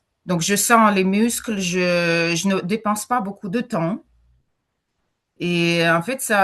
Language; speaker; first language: French; non-native, fluent; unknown